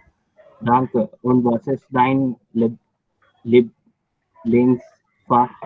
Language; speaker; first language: German; non-native, learner; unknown